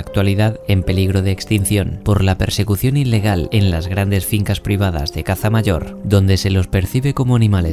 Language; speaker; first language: Spanish; native; Spanish